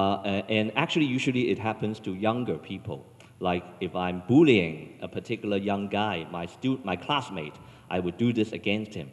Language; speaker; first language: English; non-native, local second language; Cantonese